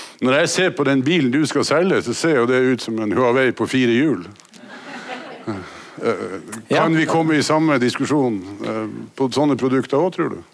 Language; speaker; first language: Norwegian; native; Norwegian